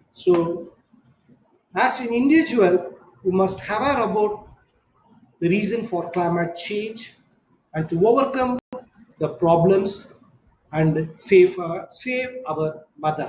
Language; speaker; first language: English; non-native, local second language; Tamil